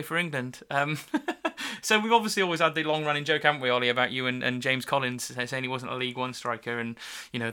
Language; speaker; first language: English; native; English